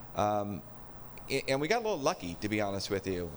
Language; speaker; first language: English; native; English